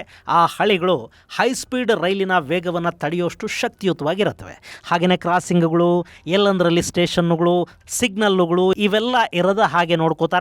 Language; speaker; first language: Kannada; native; Kannada